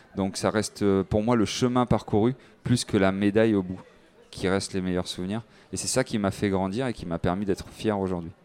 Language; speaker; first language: French; native; French